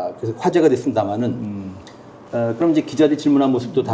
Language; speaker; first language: Korean; native; Korean